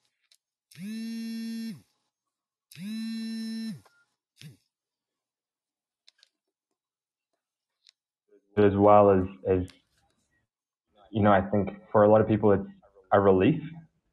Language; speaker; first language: English; native; English